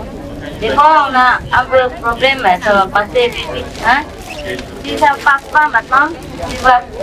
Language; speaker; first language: French; non-native, learner; Vietnamese